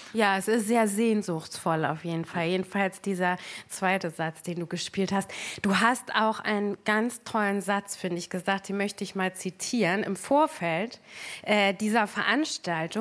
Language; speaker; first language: German; native; German